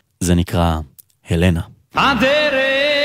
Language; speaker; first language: Hebrew; native; Hebrew